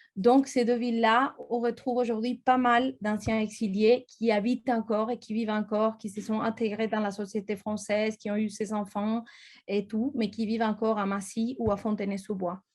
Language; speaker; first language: French; non-native, fluent; Spanish